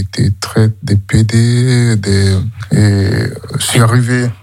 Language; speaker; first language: French; non-native, learner; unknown